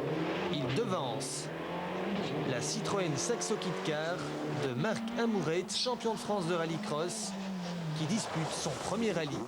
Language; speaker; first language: French; native; French